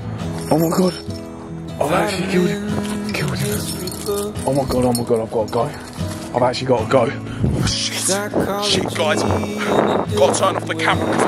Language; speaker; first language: English; native; English